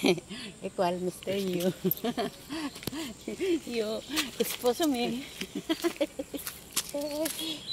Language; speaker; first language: Spanish; non-native, learner; Filipino